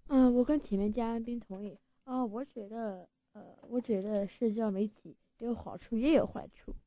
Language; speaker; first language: Chinese; early bilingual, heritage; Chinese